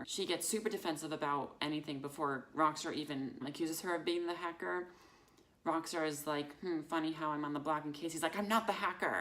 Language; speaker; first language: English; native; English